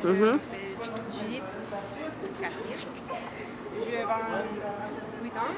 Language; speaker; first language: French; non-native, learner; Spanish